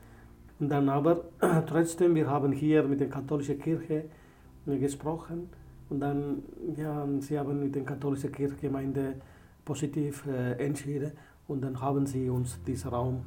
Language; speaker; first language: German; non-native, learner; Tamil